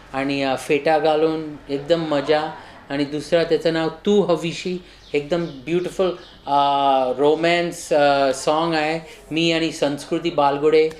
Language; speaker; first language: Marathi; early bilingual, heritage; Marathi